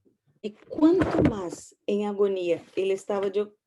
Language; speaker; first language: Portuguese; non-native, learner; Spanish